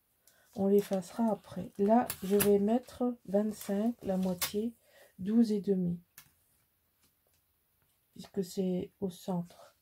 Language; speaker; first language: French; native; French